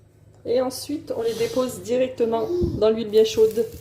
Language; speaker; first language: French; native; French